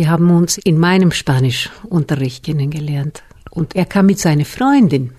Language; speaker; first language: German; non-native, fluent; Spanish